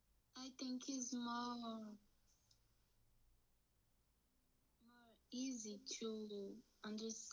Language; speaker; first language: English; non-native, learner; Portuguese